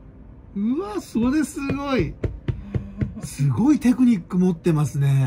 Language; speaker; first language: Japanese; native; Japanese